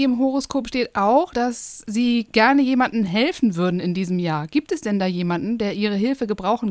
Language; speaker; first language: German; native; German